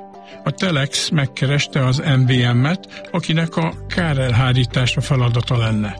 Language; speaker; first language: Hungarian; native; Hungarian